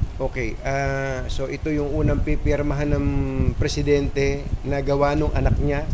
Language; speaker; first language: Filipino; native; Filipino